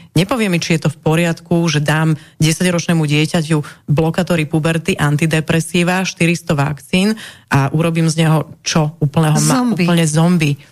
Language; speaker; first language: Slovak; native; Slovak